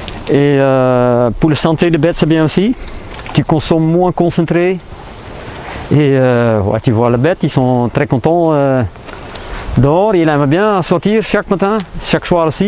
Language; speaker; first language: French; non-native, fluent; Dutch